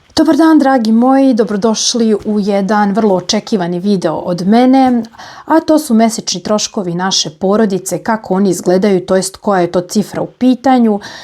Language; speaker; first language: Bosnian; native; Bosnian